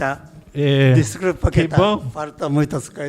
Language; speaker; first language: Portuguese; non-native, learner; Japanese